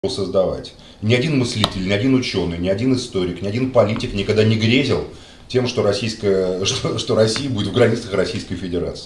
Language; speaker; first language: Russian; native; Russian